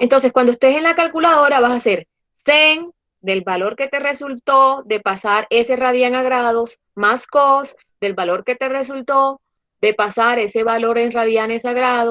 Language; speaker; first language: Spanish; native; Spanish